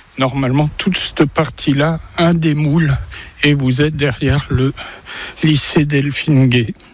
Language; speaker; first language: French; native; French